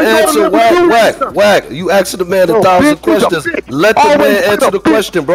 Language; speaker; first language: English; native; English